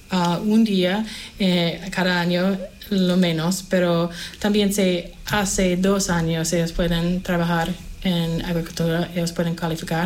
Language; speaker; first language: Spanish; non-native, fluent; English